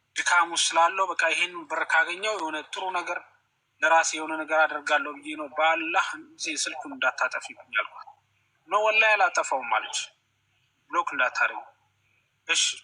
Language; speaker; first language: Amharic; native; Amharic